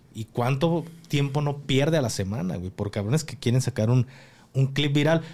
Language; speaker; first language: Spanish; native; Spanish